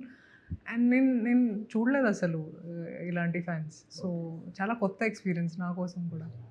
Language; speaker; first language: Telugu; non-native, local second language; Hindi